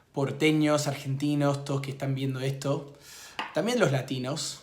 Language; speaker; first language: Spanish; non-native, fluent; English